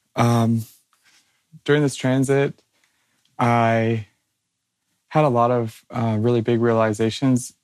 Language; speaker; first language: English; native; English